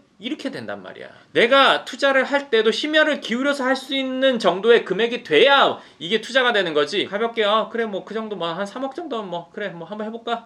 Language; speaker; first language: Korean; native; Korean